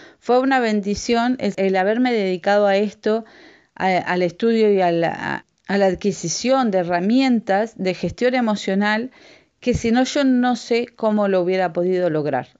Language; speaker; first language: Spanish; native; Spanish